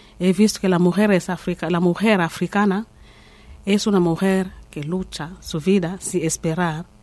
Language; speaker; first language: Spanish; non-native, learner; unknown